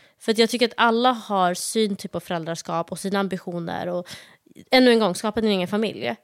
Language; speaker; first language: Swedish; early bilingual, other home language; Somali